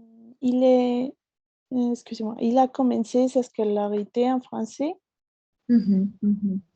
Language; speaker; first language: French; non-native, learner; Spanish